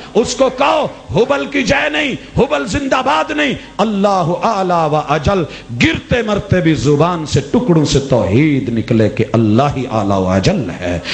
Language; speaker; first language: Urdu; non-native, local second language; Punjabi